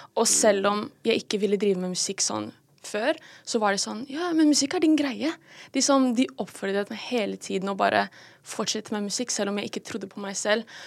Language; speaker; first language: Norwegian; early bilingual, other home language; Filipino